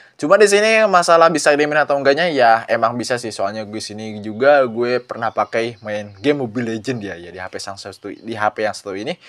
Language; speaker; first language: Indonesian; non-native, local second language; Sundanese